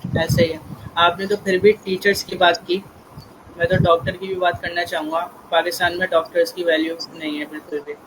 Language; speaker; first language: Urdu; native; Urdu